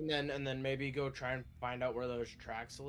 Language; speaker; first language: English; native; English